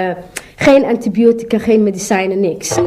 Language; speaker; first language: Dutch; non-native, learner; Somali